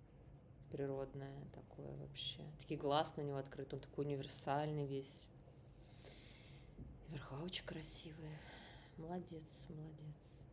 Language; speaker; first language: Russian; native; Russian